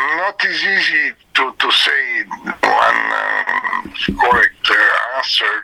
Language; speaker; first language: English; non-native, learner; Serbian